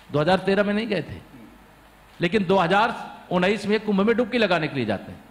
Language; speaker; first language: Hindi; native; Hindi